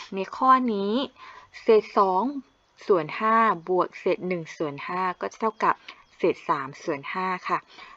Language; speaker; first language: Thai; non-native, local second language; Malay